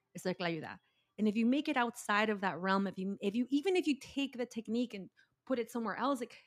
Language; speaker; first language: English; early bilingual, other home language; Spanish